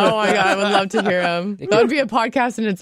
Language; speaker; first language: English; native; English